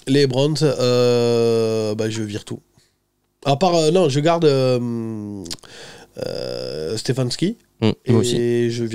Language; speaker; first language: French; native; French